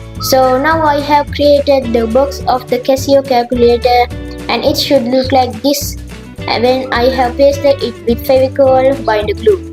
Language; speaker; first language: English; non-native, local second language; Sinhala